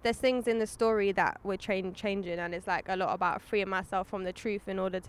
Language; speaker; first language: English; native; English